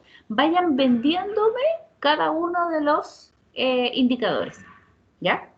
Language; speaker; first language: Spanish; native; Spanish